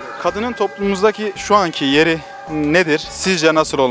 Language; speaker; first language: Turkish; native; Turkish